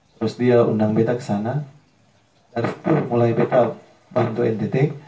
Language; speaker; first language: Indonesian; native; Indonesian